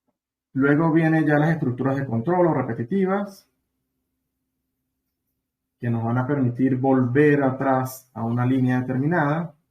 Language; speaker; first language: Spanish; native; Spanish